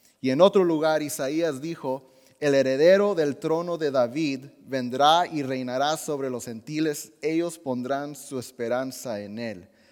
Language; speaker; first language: Spanish; early bilingual, heritage; Spanish